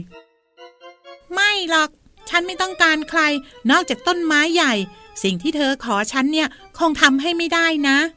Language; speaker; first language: Thai; native; Thai